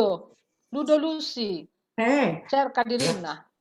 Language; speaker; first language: Italian; non-native, learner; Indonesian